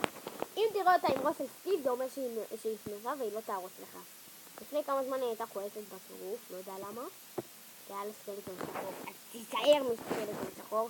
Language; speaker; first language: Hebrew; native; Hebrew